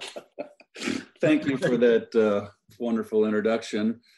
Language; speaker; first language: English; native; English